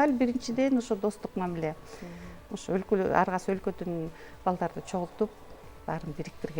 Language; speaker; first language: Kyrgyz; native; Kyrgyz